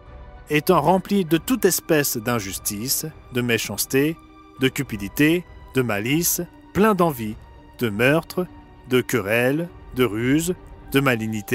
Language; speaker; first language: French; native; French